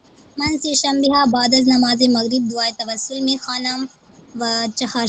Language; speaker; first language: Persian; non-native, learner; Urdu